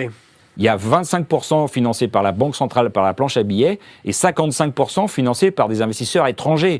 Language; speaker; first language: French; native; French